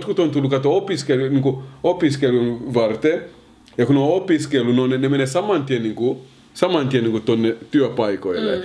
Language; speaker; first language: Finnish; early bilingual, other home language; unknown